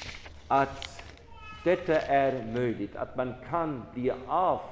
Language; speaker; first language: Swedish; non-native, fluent; German